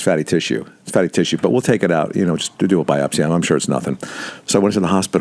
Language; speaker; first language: English; native; English